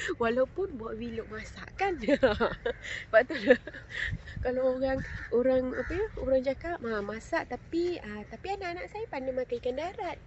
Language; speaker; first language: Malay; native; Malay